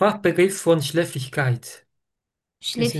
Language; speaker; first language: German; non-native, learner; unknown